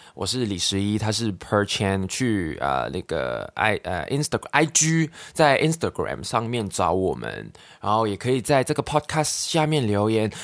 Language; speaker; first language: Chinese; non-native, local second language; Cantonese